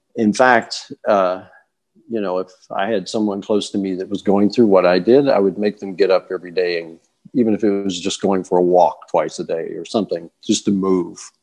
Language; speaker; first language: English; native; English